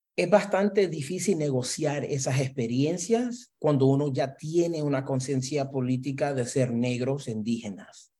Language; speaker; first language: Spanish; early bilingual, heritage; Spanish